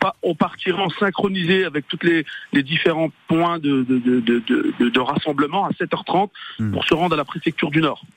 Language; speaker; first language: French; native; French